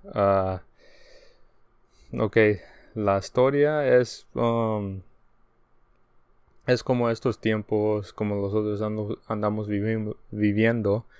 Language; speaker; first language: Spanish; early bilingual, heritage; Spanish